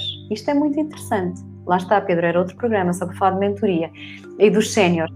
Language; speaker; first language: Portuguese; native; Portuguese